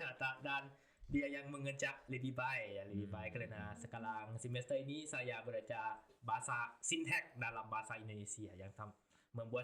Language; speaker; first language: Indonesian; non-native, learner; Thai